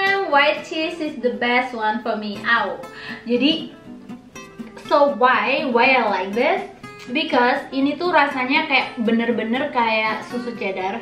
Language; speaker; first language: English; non-native, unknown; Indonesian